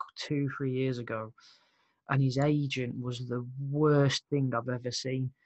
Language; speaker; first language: English; native; English